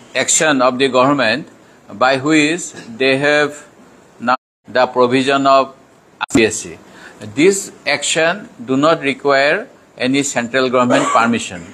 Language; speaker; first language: English; non-native, local second language; Assamese